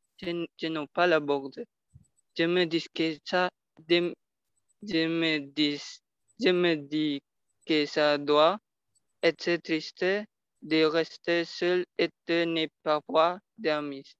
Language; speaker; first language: French; non-native, learner; Indonesian